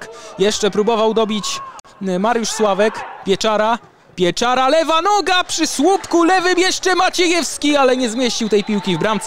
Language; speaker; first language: Polish; native; Polish